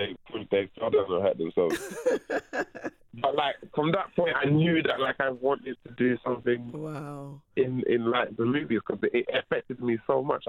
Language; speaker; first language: English; non-native, local second language; French